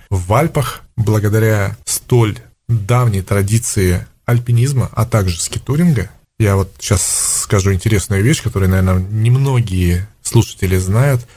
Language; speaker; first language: Russian; native; Russian